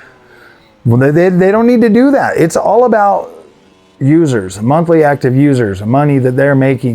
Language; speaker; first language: English; native; English